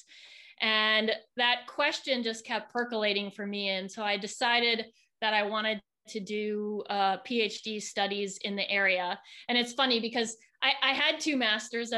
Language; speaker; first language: English; native; English